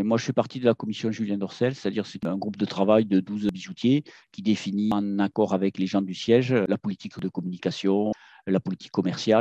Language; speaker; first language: French; native; French